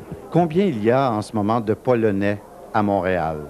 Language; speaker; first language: French; native; French